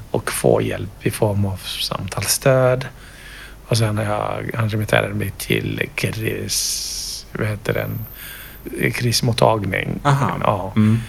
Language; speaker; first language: Swedish; non-native, fluent; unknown